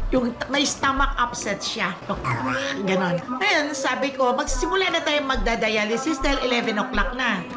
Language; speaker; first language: Filipino; non-native, local second language; Cebuano